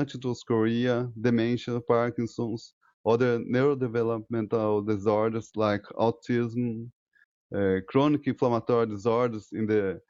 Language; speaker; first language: English; non-native, fluent; Portuguese